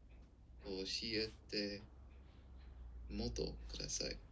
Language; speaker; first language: Japanese; non-native, learner; English